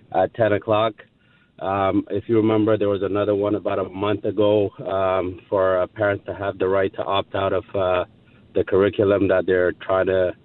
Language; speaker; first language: English; non-native, fluent; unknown